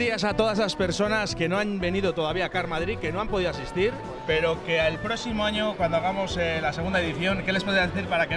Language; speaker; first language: Spanish; native; Spanish